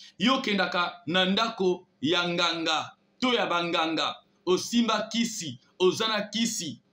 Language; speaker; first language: Lingala; non-native, local second language; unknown